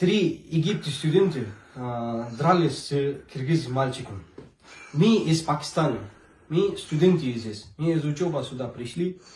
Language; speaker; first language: Russian; non-native, learner; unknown